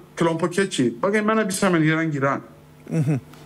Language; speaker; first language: Indonesian; non-native, fluent; Persian